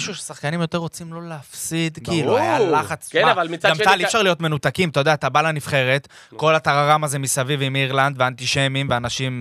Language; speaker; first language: Hebrew; native; Hebrew